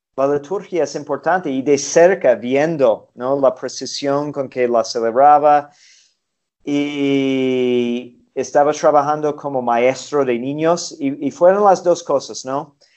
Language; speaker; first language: Spanish; non-native, fluent; English